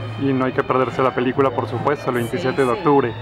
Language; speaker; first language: Spanish; native; Spanish